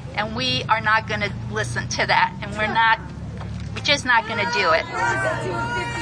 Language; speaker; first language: English; early bilingual, other home language; Spanish